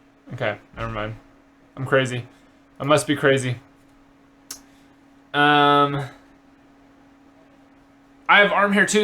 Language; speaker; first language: English; native; English